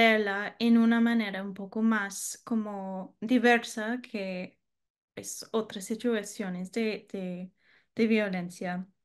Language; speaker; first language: Spanish; non-native, learner; English